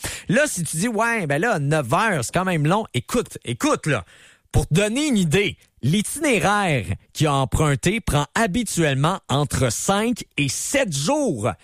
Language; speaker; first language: French; native; French